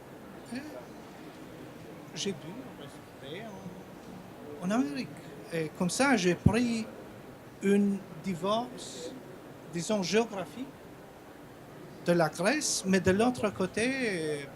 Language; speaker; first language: French; non-native, fluent; Albanian